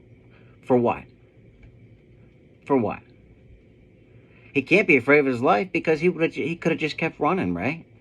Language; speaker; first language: English; native; English